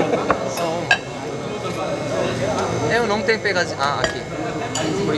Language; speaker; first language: Portuguese; non-native, learner; Korean